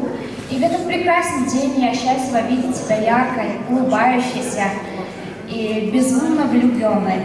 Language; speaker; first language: Russian; native; Russian